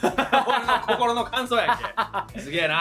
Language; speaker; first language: Japanese; native; Japanese